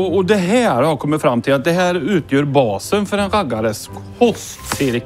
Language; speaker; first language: Swedish; native; Swedish